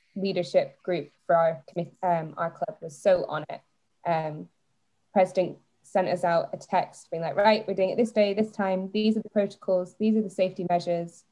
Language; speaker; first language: English; native; English